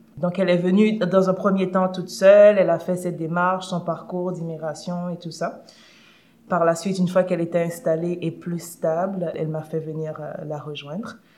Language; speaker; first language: French; early bilingual, other home language; Haitian Creole